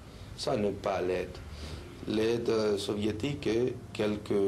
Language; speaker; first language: French; non-native, fluent; Spanish